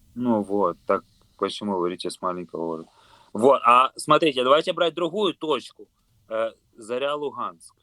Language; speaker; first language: Russian; non-native, local second language; Ukrainian